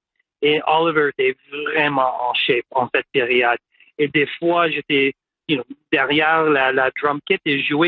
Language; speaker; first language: French; non-native, local second language; English